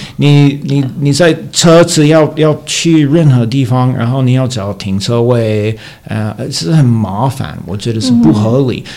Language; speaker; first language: Chinese; non-native, learner; English